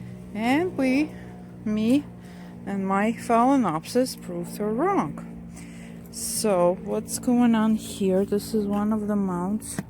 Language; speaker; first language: English; non-native, fluent; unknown